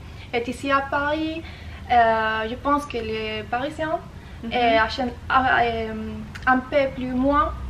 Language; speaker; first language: French; non-native, learner; Spanish